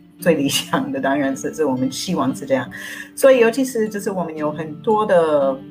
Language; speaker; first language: Chinese; non-native, fluent; English